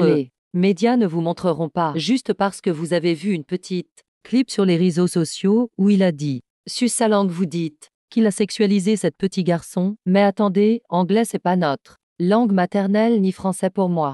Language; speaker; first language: French; non-native, learner; Tibetan